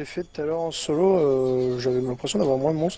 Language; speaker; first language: French; native; French